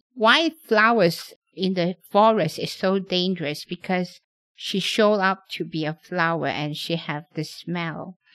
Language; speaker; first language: English; non-native, local second language; Cantonese